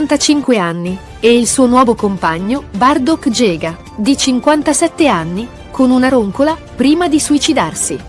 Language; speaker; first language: Italian; native; Italian